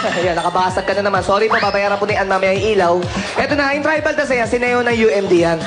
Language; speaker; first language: Filipino; native; Filipino